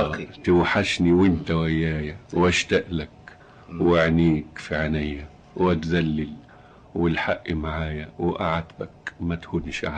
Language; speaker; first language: Arabic; native; Arabic